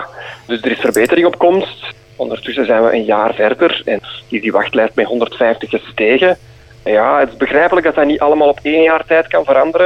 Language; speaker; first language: Dutch; native; Dutch